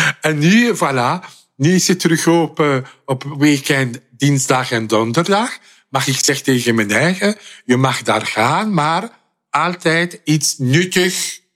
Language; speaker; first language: Dutch; non-native, fluent; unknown